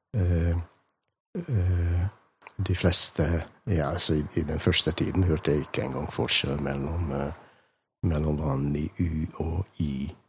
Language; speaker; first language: Norwegian; non-native, fluent; Hungarian